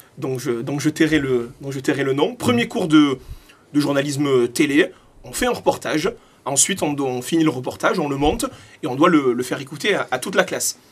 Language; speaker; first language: French; native; French